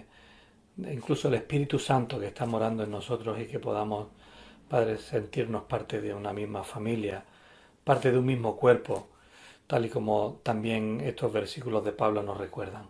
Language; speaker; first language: Spanish; native; Spanish